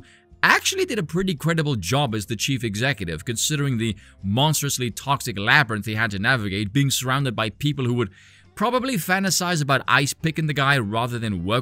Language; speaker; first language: English; native; English